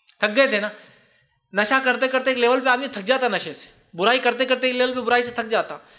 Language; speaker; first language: Urdu; native; Urdu